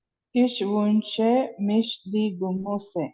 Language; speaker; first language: German; non-native, learner; Malayalam